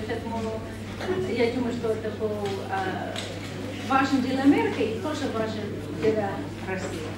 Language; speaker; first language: Russian; non-native, learner; English